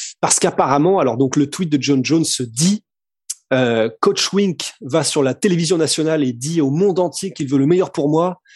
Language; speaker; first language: French; native; French